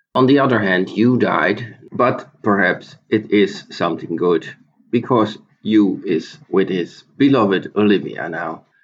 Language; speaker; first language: English; non-native, fluent; Dutch